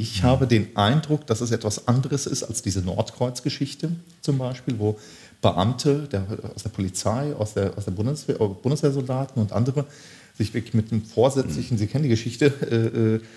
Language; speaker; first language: German; early bilingual, other home language; Turkish